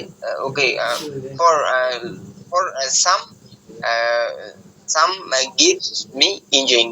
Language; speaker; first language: English; non-native, learner; Bangla